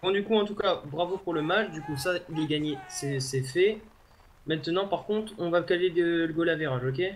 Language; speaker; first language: French; native; French